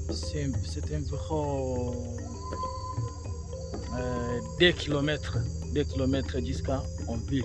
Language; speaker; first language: French; non-native, learner; Swahili